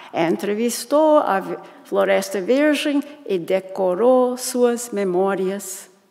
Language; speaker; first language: Portuguese; non-native, fluent; English